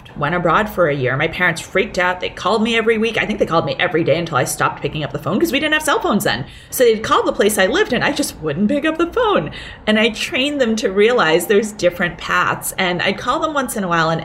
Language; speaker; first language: English; early bilingual, other home language; Cantonese